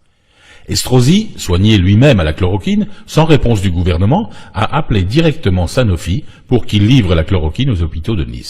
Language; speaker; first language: French; native; French